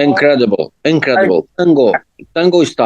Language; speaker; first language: English; non-native, learner; Portuguese